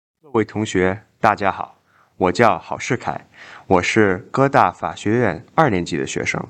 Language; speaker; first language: Chinese; non-native, learner; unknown